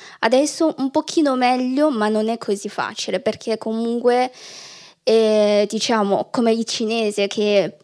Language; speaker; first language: Italian; non-native, fluent; Chinese